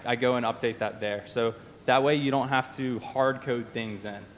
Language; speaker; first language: English; native; English